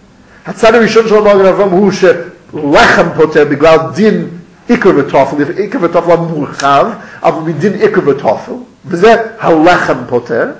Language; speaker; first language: Hebrew; non-native, fluent; English